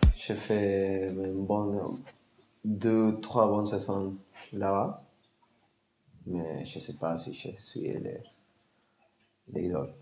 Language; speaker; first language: French; non-native, learner; Spanish